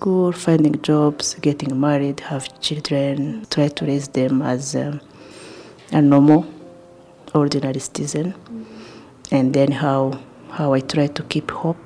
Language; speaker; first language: English; non-native, local second language; Kinyarwanda